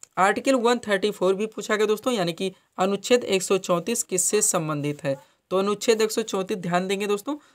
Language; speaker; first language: Hindi; native; Hindi